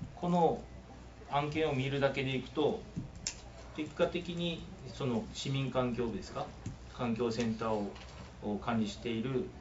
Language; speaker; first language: Japanese; native; Japanese